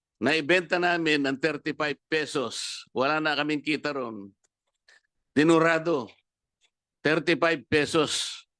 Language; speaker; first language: Filipino; non-native, local second language; Pampanga